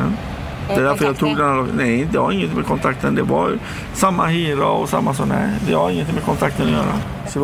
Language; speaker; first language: Swedish; non-native, fluent; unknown